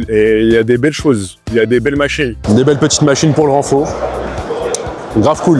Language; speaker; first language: French; native; French